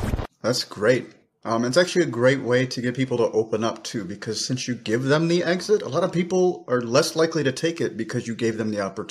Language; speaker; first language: English; native; English